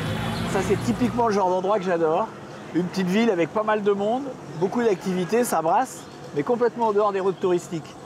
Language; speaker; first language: French; native; French